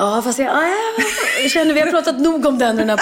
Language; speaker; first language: Swedish; native; Swedish